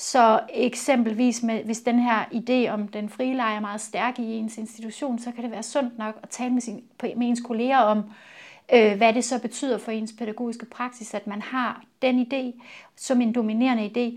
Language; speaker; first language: Danish; native; Danish